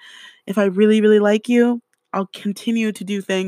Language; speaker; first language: English; native; English